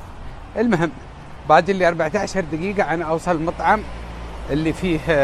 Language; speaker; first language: Arabic; native; Arabic